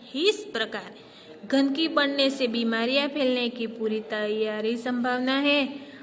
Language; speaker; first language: Hindi; non-native, local second language; Gujarati